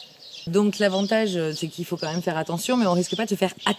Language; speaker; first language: French; native; French